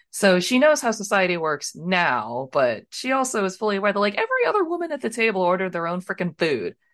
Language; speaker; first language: English; early bilingual, other home language; Hindi